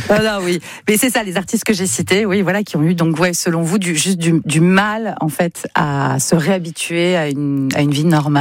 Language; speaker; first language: French; native; French